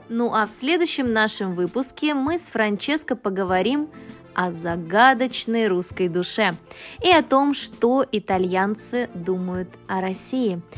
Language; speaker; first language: Russian; native; Russian